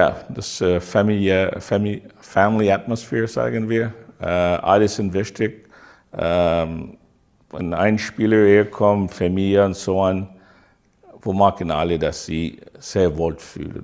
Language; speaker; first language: German; non-native, fluent; English